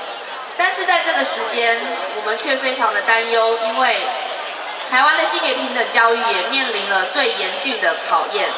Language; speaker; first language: Chinese; native; Chinese